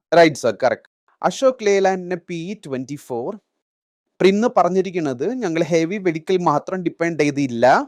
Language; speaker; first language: Malayalam; native; Malayalam